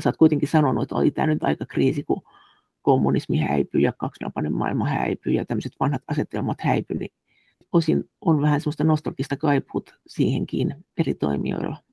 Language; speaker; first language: Finnish; native; Finnish